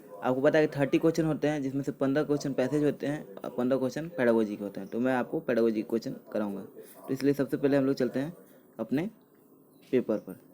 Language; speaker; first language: Hindi; native; Hindi